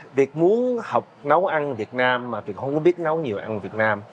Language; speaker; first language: Vietnamese; early bilingual, heritage; Vietnamese